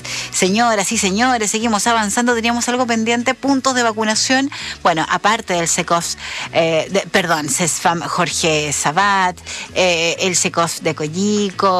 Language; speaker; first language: Spanish; native; Spanish